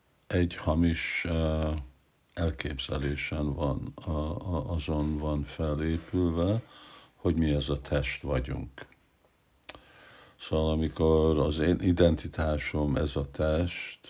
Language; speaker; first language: Hungarian; non-native, fluent; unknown